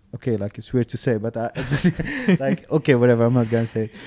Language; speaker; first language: English; non-native, fluent; Arabic